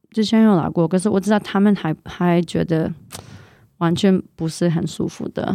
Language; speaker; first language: Chinese; non-native, fluent; English